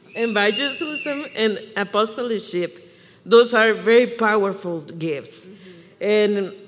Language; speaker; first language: English; non-native, fluent; Spanish